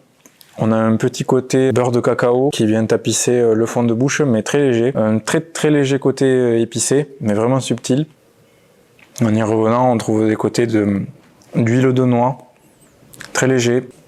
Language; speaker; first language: French; native; French